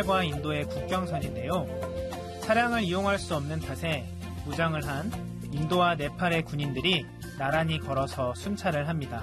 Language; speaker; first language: Korean; native; Korean